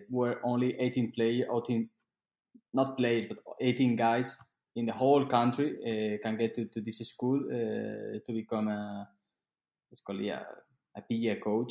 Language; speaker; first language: English; non-native, fluent; Spanish